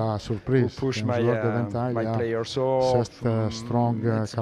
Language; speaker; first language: French; non-native, learner; Italian